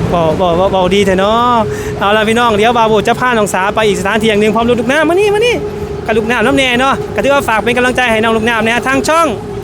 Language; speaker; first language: Thai; native; Thai